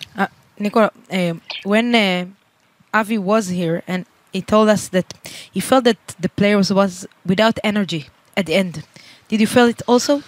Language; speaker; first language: English; non-native, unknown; Hebrew